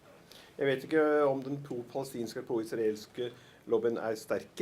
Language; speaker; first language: Norwegian; native; Norwegian